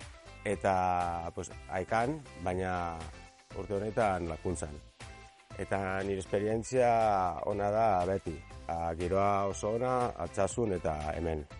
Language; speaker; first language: Basque; non-native, learner; Spanish